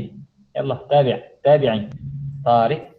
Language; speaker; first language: Arabic; non-native, fluent; Malay